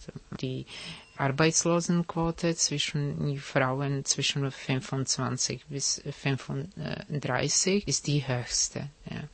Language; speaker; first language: German; non-native, fluent; Czech